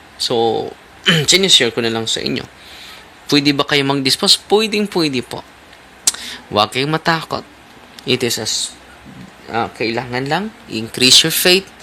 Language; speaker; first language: Filipino; non-native, local second language; Cebuano